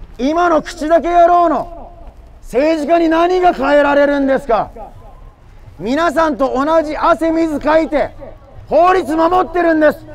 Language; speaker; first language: Japanese; native; Japanese